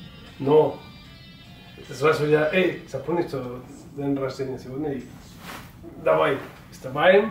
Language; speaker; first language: Russian; non-native, learner; Spanish